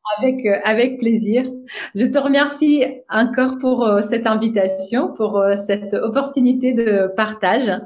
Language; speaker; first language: French; non-native, fluent; Russian